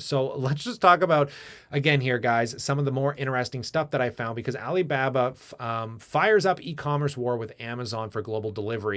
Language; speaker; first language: English; native; English